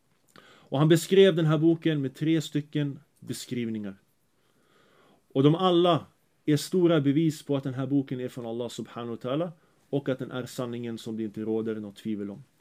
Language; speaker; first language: Swedish; early bilingual, other home language; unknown